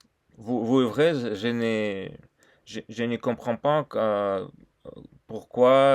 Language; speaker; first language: French; non-native, learner; Russian